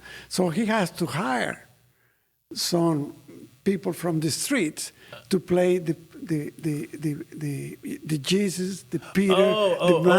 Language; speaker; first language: English; non-native, fluent; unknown